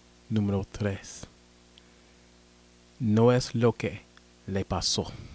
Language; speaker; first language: Spanish; non-native, learner; English